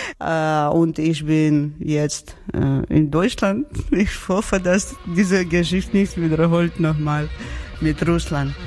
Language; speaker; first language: German; non-native, learner; Georgian